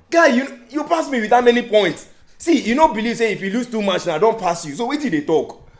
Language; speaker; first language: Nigerian Pidgin; non-native, local second language; Yoruba